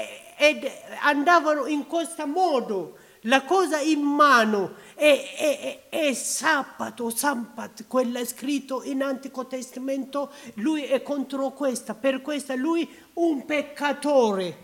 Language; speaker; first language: Italian; non-native, learner; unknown